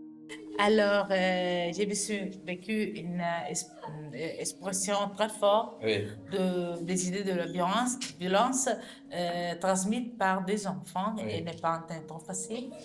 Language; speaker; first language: French; non-native, learner; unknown